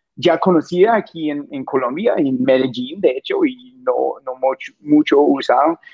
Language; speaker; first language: Spanish; non-native, fluent; English